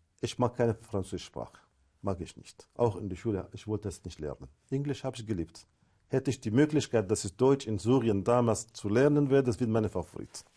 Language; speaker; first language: German; non-native, fluent; Arabic